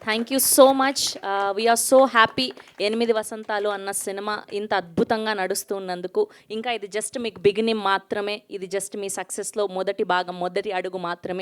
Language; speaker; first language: Telugu; native; Telugu